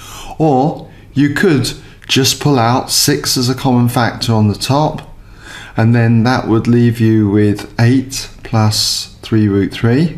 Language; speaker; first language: English; native; English